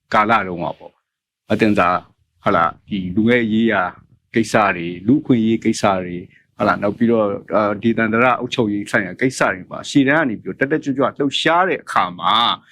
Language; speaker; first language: Burmese; native; Burmese